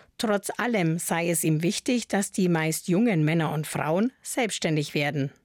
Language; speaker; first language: German; native; German